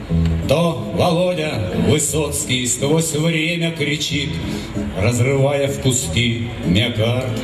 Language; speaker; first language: Russian; native; Russian